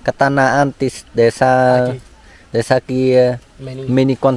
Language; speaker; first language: Portuguese; non-native, learner; Vietnamese